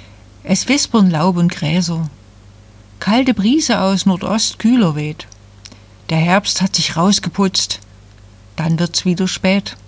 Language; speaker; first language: German; native; German